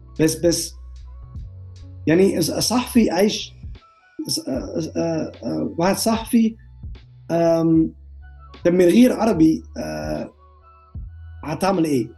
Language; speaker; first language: Arabic; non-native, learner; Dutch